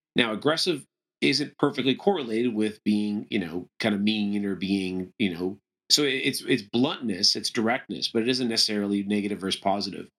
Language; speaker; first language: English; native; English